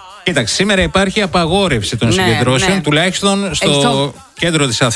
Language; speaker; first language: Greek; native; Greek